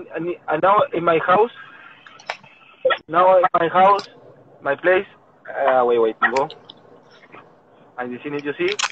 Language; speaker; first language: English; non-native, learner; Spanish